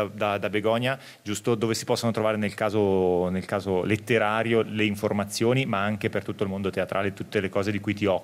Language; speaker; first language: Italian; native; Italian